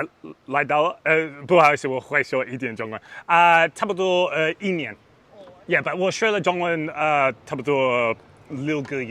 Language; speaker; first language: Chinese; non-native, learner; English